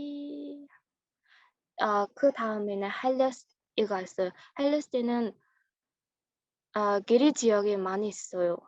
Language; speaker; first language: Korean; non-native, learner; Mongolian